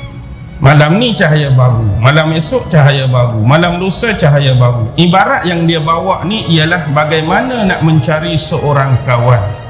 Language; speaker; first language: Malay; native; Malay